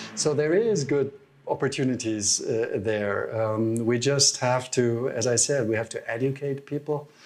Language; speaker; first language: English; non-native, fluent; German